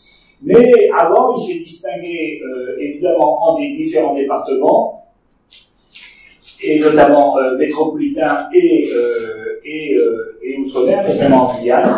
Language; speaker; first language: French; native; French